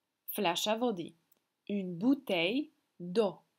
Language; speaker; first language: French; non-native, fluent; Slovak